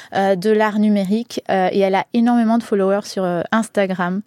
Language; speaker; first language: French; early bilingual, heritage; Spanish